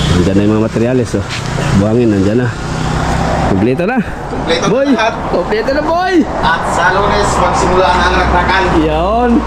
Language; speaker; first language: Filipino; non-native, local second language; Cebuano